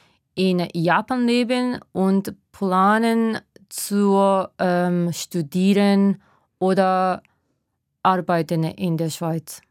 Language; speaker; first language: German; non-native, fluent; Japanese